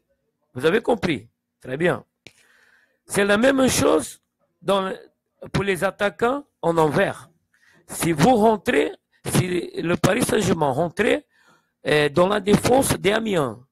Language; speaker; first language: French; non-native, fluent; Portuguese